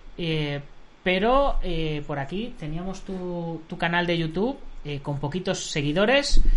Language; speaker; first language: Spanish; native; Spanish